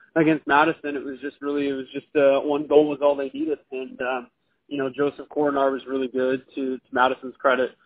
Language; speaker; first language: English; native; English